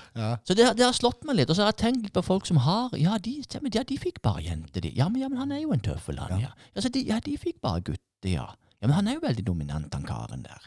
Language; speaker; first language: Norwegian; native; Norwegian